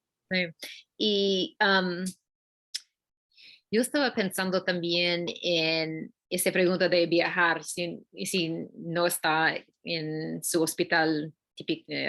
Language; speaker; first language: Spanish; non-native, learner; English